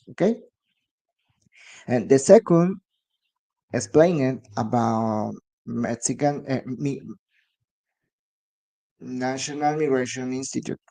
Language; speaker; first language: English; non-native, learner; Spanish